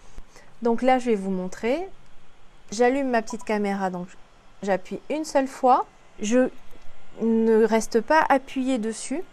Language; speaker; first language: French; native; French